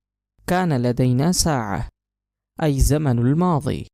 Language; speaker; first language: Arabic; non-native, fluent; Urdu